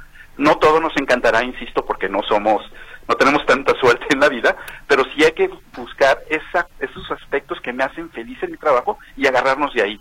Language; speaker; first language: Spanish; native; Spanish